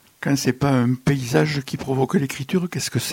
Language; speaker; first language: French; native; French